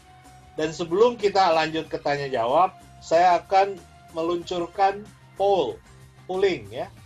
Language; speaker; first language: Indonesian; native; Indonesian